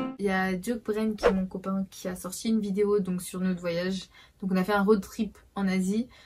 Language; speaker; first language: French; early bilingual, other home language; Portuguese